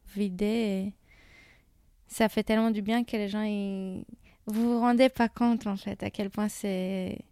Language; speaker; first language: French; non-native, fluent; Hebrew